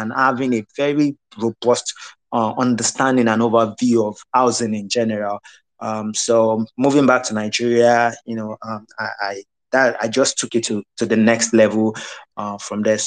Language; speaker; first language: English; non-native, local second language; Yoruba